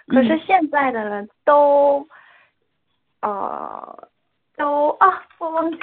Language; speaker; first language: Chinese; non-native, learner; Korean